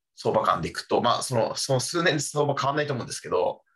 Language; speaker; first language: Japanese; non-native, fluent; Chinese